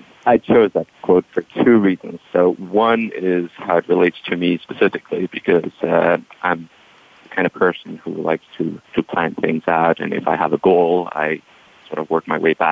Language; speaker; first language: English; non-native, fluent; Danish